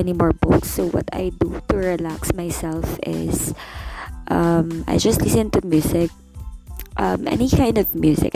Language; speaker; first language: English; non-native, local second language; Filipino